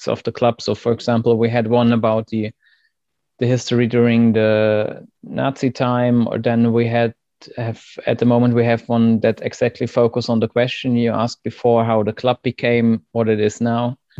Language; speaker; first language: English; non-native, fluent; German